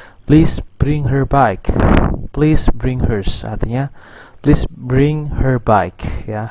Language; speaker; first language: English; non-native, fluent; Indonesian